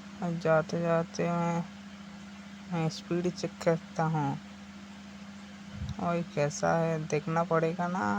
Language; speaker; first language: Hindi; non-native, local second language; Odia